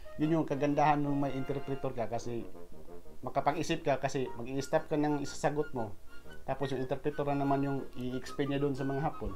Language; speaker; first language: Filipino; non-native, local second language; Cebuano